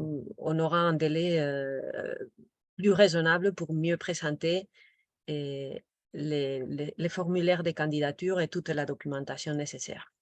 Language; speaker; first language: French; non-native, local second language; Spanish